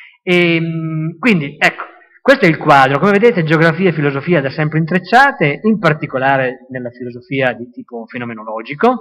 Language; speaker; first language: Italian; native; Italian